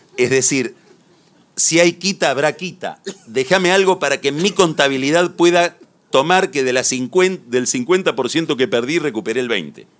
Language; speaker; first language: Spanish; native; Spanish